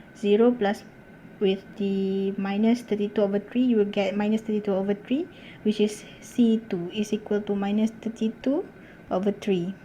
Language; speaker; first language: English; non-native, local second language; Malay